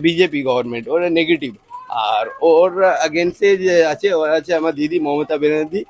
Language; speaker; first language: Bangla; non-native, local second language; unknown